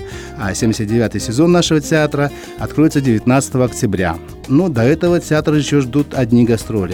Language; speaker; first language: Russian; native; Russian